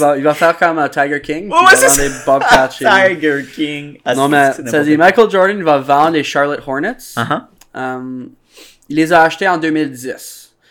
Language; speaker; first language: French; native; French